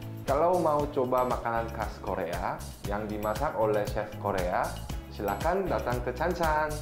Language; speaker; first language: Indonesian; non-native, fluent; Korean